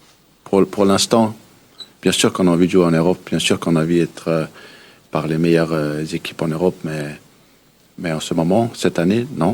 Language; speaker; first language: French; early bilingual, heritage; Danish